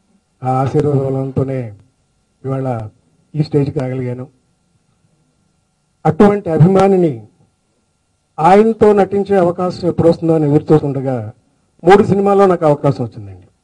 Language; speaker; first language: Telugu; native; Telugu